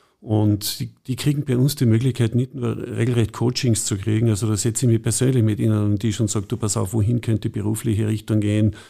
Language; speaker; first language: German; native; German